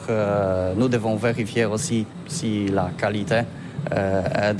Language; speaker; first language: French; non-native, learner; Polish